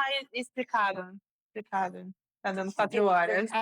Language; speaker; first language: Portuguese; native; Portuguese